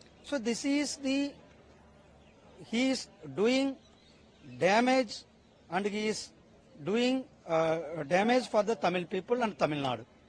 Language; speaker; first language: English; non-native, local second language; Tamil